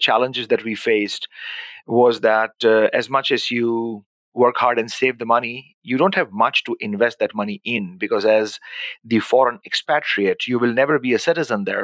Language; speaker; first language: English; non-native, local second language; Urdu